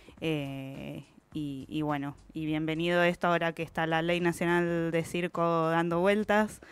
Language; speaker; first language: Spanish; native; Spanish